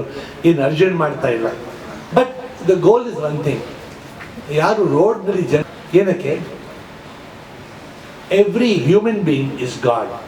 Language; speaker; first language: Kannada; non-native, local second language; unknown